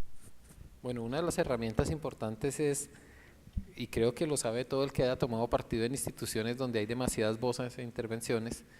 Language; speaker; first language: Spanish; native; Spanish